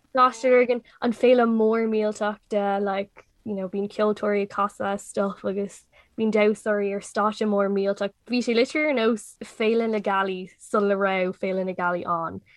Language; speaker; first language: Irish; non-native, local second language; English